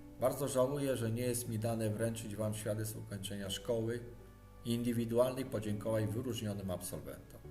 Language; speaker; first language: Polish; native; Polish